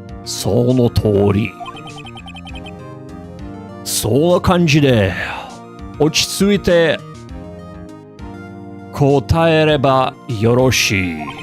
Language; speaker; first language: Japanese; non-native, learner; English